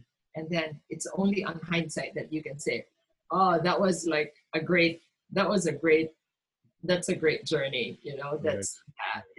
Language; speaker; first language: English; non-native, local second language; Cebuano